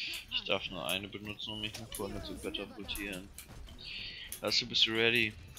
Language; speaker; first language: German; native; German